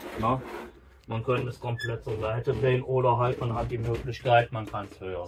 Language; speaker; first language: German; native; German